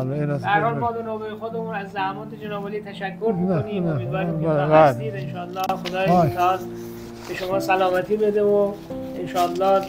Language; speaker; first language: Persian; native; Persian